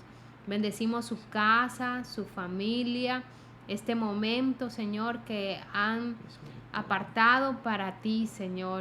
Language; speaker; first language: Spanish; native; Spanish